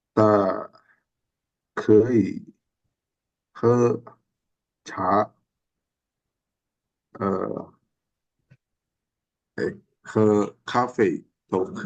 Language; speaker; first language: Chinese; non-native, learner; Indonesian